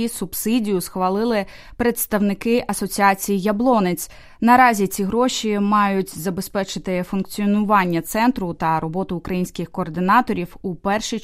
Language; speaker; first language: Ukrainian; native; Ukrainian